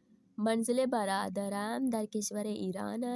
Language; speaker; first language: Persian; non-native, fluent; Urdu